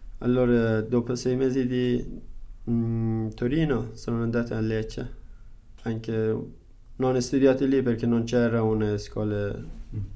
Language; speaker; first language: Italian; non-native, learner; Persian